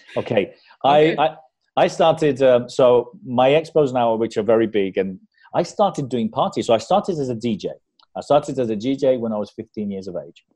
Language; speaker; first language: English; early bilingual, other home language; Spanish